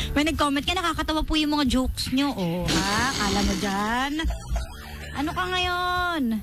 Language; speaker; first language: Filipino; native; Filipino